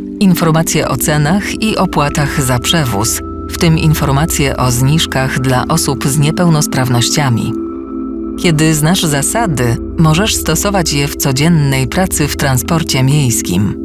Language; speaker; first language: Polish; native; Polish